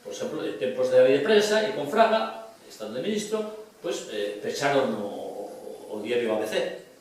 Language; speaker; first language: Spanish; non-native, local second language; Galician